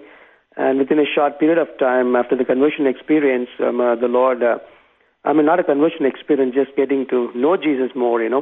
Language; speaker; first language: English; non-native, local second language; Tamil